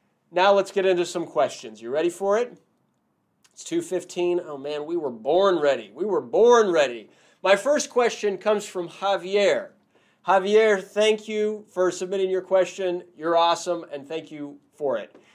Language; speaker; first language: English; native; English